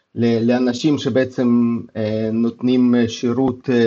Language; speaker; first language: Hebrew; non-native, fluent; Russian